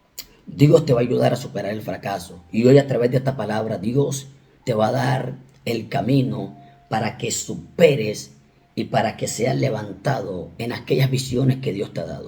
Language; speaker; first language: Spanish; native; Spanish